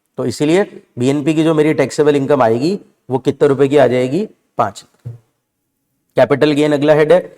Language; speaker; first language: Hindi; native; Hindi